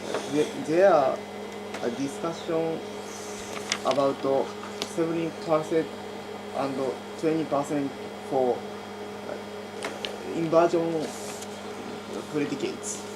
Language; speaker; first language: English; non-native, learner; Japanese